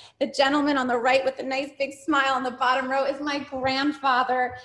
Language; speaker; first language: English; native; English